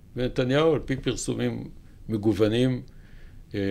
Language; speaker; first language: Hebrew; native; Hebrew